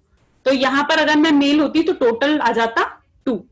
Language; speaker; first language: Hindi; native; Hindi